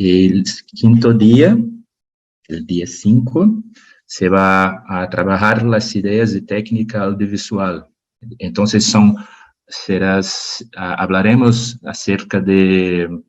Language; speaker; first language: Spanish; non-native, learner; Portuguese